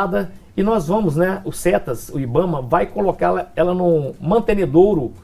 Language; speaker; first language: Portuguese; native; Portuguese